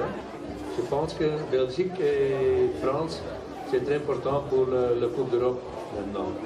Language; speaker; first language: French; non-native, local second language; Dutch